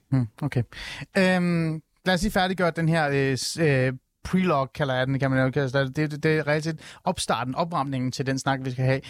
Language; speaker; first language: Danish; early bilingual, other home language; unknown